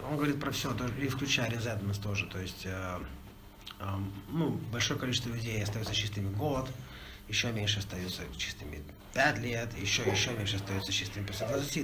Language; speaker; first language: Russian; native; Russian